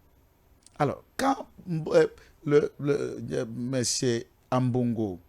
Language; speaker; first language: French; non-native, local second language; Lingala